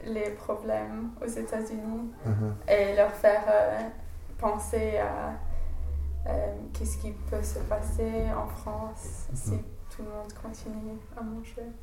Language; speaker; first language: French; non-native, fluent; English